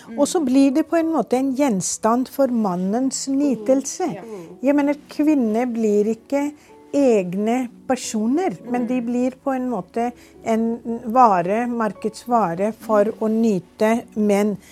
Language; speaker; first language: Norwegian; non-native, fluent; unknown